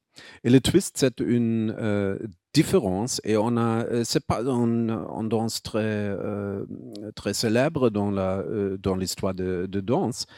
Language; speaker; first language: French; non-native, fluent; German